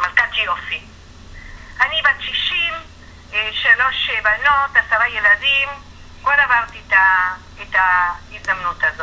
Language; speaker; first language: Hebrew; non-native, fluent; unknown